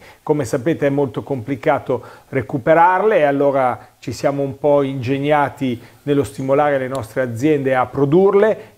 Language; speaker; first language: Italian; native; Italian